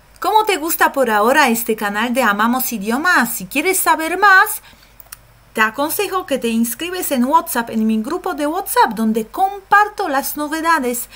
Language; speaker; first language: Spanish; non-native, fluent; Polish